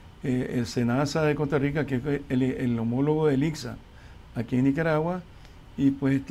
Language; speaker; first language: Spanish; native; Spanish